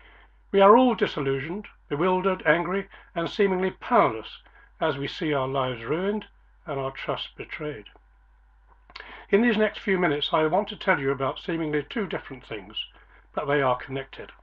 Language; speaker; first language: English; native; English